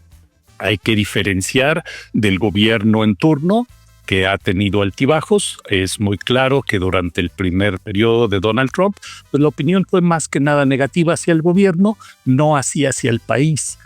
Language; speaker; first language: Spanish; native; Spanish